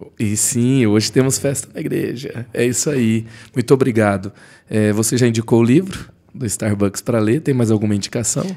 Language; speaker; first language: Portuguese; native; Portuguese